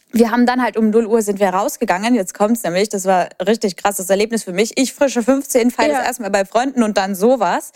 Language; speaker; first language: German; early bilingual, other home language; Polish